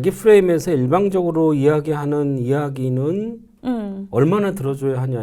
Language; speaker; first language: Korean; native; Korean